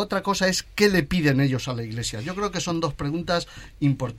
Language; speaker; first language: Spanish; native; Spanish